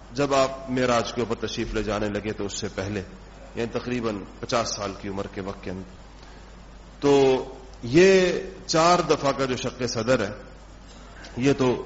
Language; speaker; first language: Urdu; non-native, local second language; Pashto